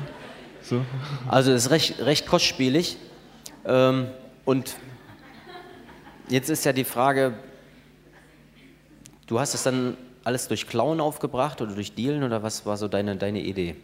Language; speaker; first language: German; native; German